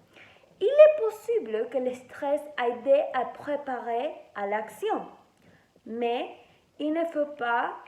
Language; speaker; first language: French; non-native, learner; Spanish